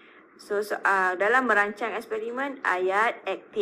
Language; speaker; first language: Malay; native; Malay